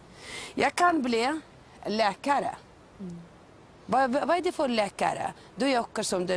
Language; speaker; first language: Swedish; non-native, fluent; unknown